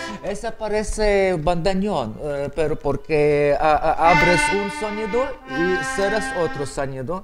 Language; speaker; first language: Spanish; non-native, learner; Russian